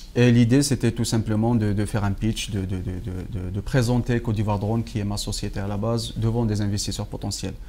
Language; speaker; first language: French; non-native, local second language; Arabic